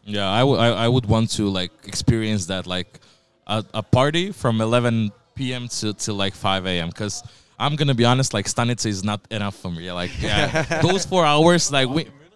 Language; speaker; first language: English; non-native, fluent; Macedonian